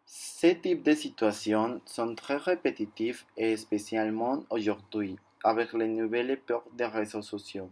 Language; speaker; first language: French; non-native, learner; Spanish